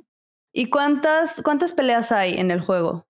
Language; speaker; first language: Spanish; native; Spanish